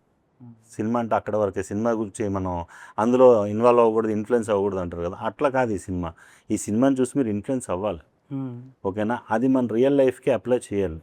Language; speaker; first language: Telugu; native; Telugu